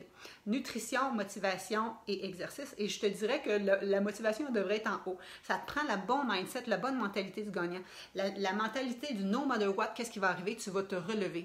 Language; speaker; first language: French; native; French